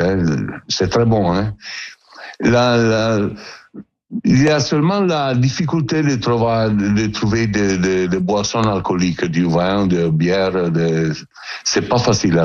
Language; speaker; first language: French; non-native, learner; Italian